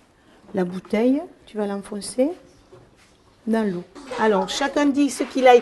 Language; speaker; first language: French; native; French